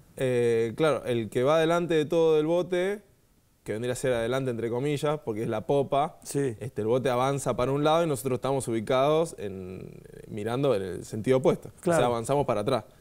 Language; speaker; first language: Spanish; native; Spanish